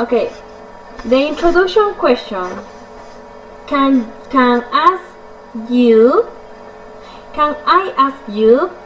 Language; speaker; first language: English; non-native, fluent; Spanish